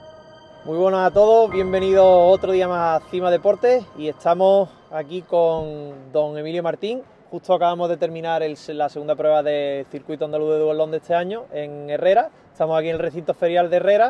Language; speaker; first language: Spanish; native; Spanish